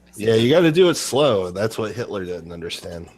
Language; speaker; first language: English; native; English